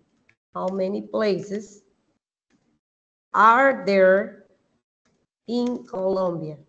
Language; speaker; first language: English; non-native, fluent; Spanish